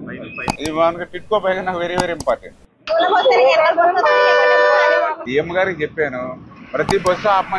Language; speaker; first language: Telugu; native; Telugu